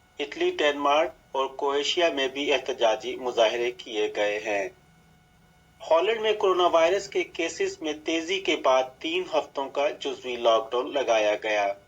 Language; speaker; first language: Urdu; native; Urdu